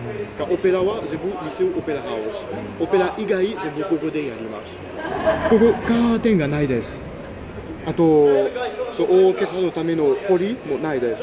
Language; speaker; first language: Japanese; non-native, fluent; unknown